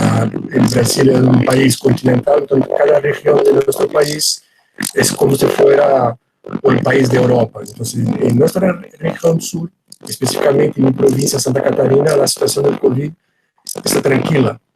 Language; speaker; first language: Spanish; non-native, fluent; Portuguese